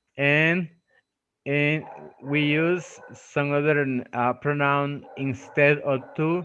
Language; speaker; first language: English; non-native, fluent; Spanish